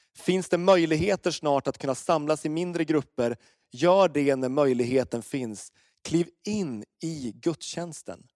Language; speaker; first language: Swedish; native; Swedish